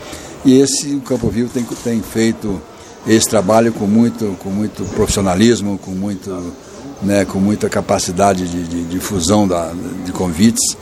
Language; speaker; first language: Portuguese; native; Portuguese